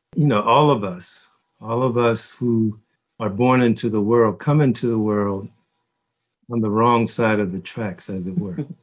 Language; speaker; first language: English; early bilingual, other home language; Korean